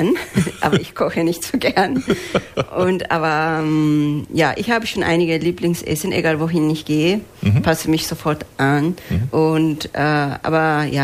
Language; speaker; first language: German; non-native, fluent; Spanish